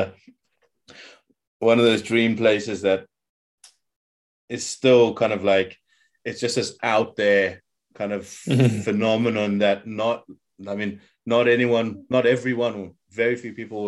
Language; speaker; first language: English; native; English